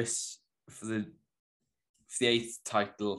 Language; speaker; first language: English; native; English